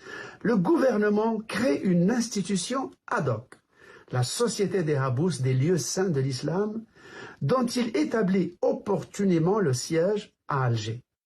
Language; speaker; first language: French; native; French